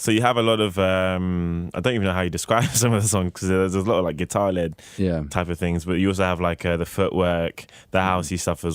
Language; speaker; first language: English; native; English